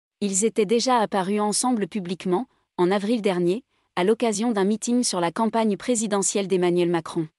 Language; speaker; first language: French; native; French